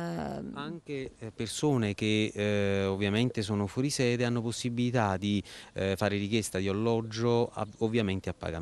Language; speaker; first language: Italian; native; Italian